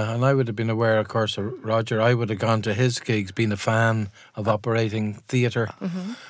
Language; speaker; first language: English; native; English